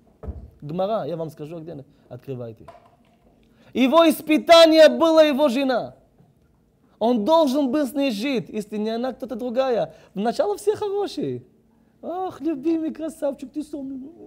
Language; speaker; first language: Russian; non-native, learner; Hebrew